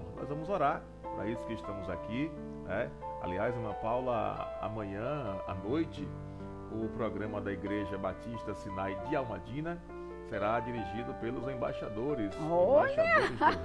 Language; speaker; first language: Portuguese; native; Portuguese